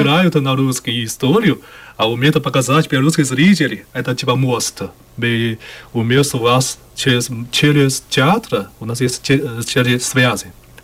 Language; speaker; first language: Russian; non-native, learner; Chinese